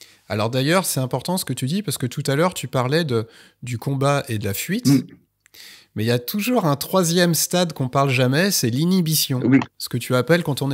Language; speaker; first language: French; native; French